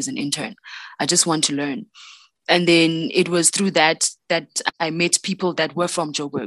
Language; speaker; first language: English; non-native, local second language; Xhosa